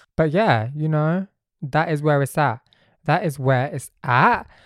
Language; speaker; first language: English; native; English